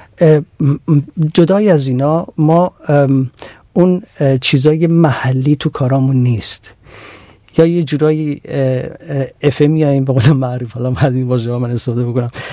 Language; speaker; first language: Persian; non-native, local second language; Central Kurdish